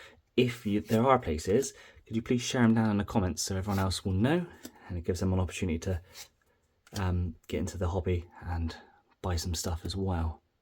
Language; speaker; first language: English; native; English